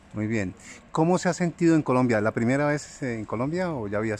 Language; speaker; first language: Spanish; native; Spanish